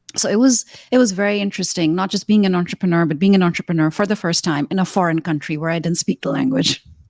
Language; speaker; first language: English; non-native, local second language; Urdu